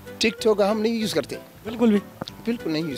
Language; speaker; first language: Hindi; non-native, learner; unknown